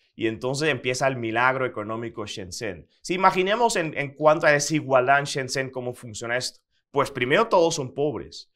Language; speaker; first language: Spanish; non-native, fluent; Dutch